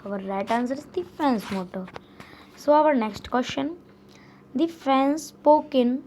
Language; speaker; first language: English; non-native, local second language; Hindi